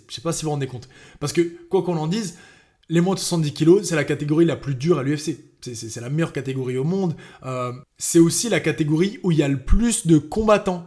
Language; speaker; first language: French; native; French